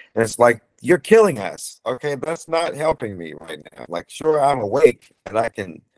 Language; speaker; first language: English; native; English